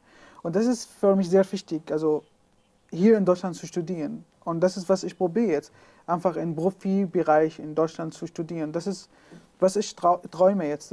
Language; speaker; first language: German; non-native, learner; Arabic